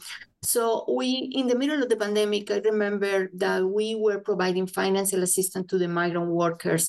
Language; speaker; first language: English; non-native, fluent; Spanish